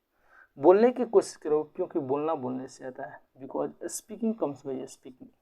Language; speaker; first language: Hindi; native; Hindi